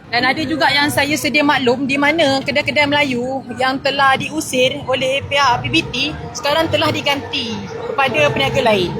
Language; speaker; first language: Malay; native; Malay